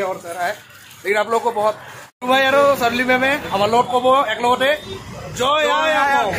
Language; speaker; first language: Hindi; non-native, local second language; Assamese